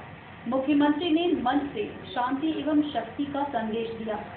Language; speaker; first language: Hindi; native; Hindi